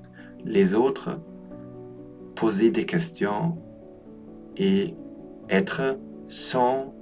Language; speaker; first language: French; non-native, learner; Polish